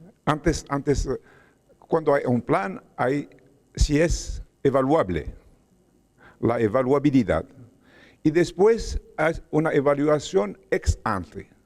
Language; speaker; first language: Spanish; non-native, fluent; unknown